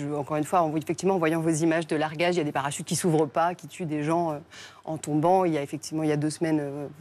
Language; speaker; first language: French; native; French